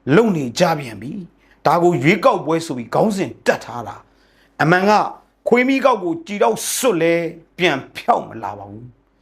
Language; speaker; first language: Burmese; native; Burmese